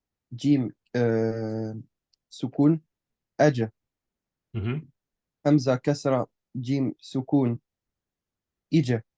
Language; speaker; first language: Arabic; non-native, learner; Estonian